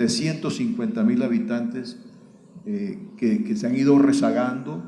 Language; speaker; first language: Spanish; native; Spanish